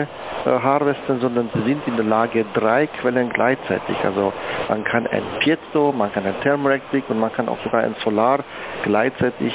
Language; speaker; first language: German; native; German